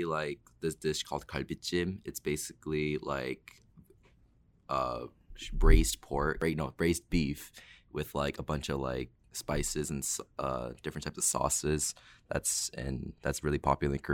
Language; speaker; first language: English; native; English